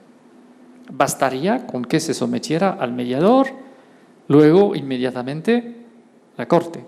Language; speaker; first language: Spanish; non-native, fluent; French